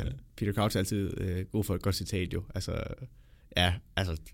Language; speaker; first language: Danish; native; Danish